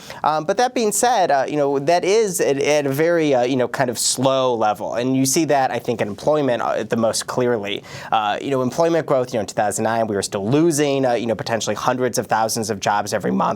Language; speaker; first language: English; native; English